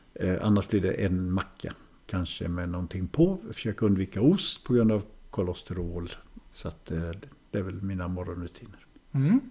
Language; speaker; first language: Swedish; native; Swedish